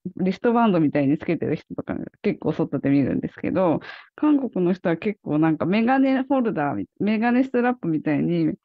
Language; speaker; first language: Japanese; native; Japanese